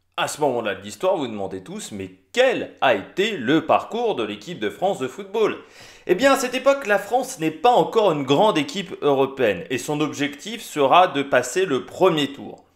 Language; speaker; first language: French; native; French